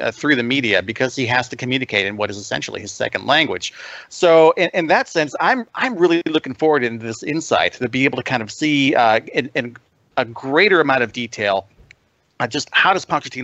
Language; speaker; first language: English; native; English